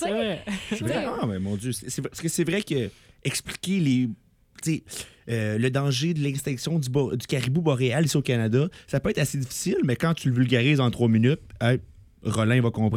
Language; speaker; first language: French; native; French